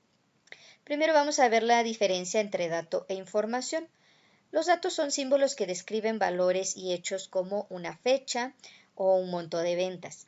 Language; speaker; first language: Spanish; native; Spanish